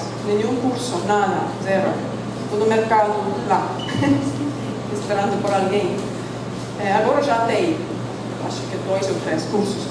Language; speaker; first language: Portuguese; non-native, fluent; Estonian